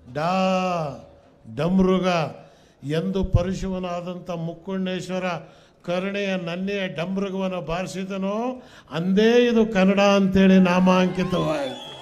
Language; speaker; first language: Kannada; non-native, local second language; Urdu